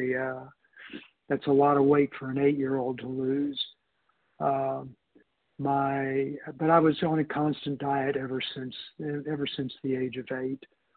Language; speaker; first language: English; native; English